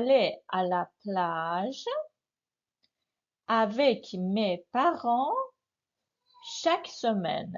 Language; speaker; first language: French; non-native, fluent; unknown